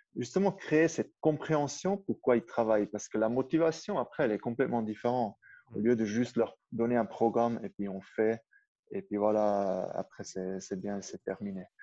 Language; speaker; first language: French; non-native, fluent; German